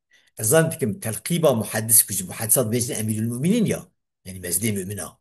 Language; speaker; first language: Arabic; non-native, learner; Kurdish